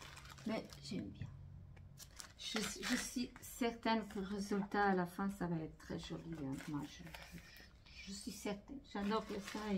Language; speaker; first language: French; non-native, fluent; Portuguese